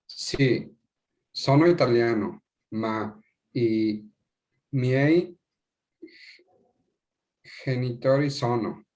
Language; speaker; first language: Italian; non-native, learner; Spanish